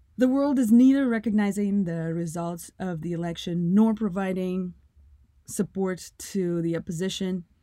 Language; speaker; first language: English; non-native, fluent; Russian